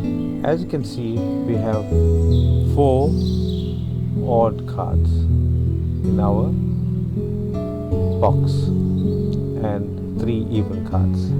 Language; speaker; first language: English; native; English